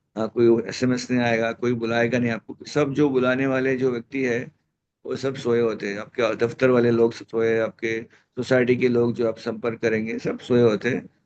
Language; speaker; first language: Hindi; non-native, local second language; Marathi